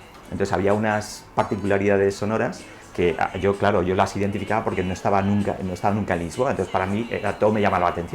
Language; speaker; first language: Spanish; native; Spanish